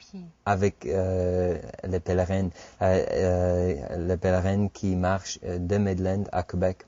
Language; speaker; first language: French; non-native, fluent; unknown